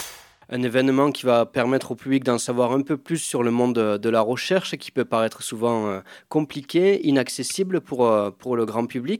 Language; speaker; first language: French; native; French